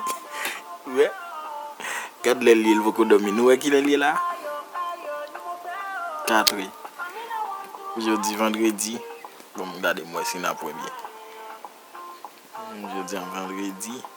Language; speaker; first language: French; non-native, learner; Haitian Creole